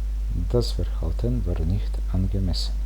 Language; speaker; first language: German; non-native, fluent; Croatian